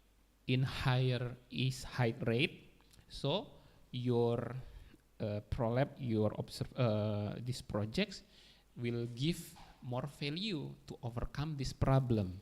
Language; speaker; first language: English; non-native, learner; Indonesian